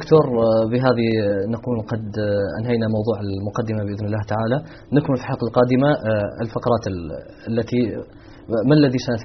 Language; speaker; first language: Arabic; native; Arabic